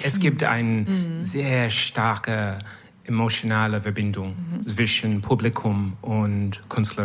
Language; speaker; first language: German; non-native, learner; English